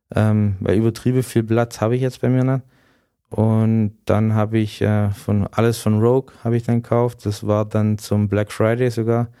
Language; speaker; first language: German; native; German